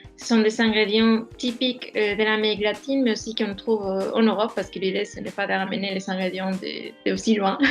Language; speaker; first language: French; non-native, fluent; Spanish